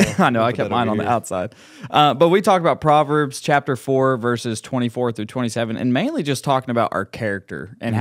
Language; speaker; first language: English; native; English